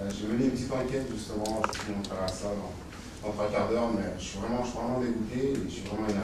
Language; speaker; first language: French; native; French